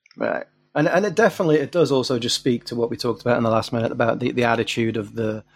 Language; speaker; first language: English; native; English